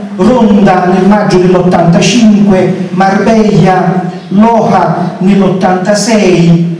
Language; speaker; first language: Italian; native; Italian